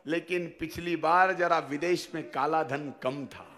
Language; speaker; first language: Hindi; non-native, local second language; Marathi